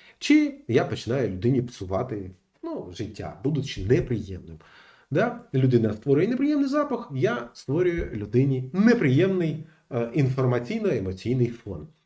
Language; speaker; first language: Ukrainian; non-native, local second language; Russian